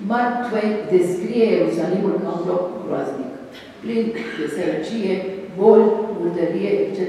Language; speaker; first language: Romanian; early bilingual, other home language; Hebrew